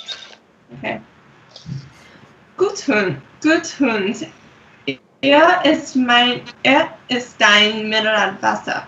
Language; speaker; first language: German; non-native, learner; English